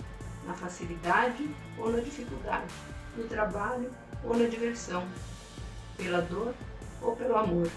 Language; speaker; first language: Portuguese; native; Portuguese